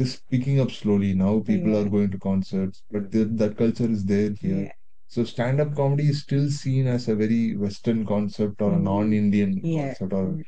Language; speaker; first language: English; non-native, local second language; Tamil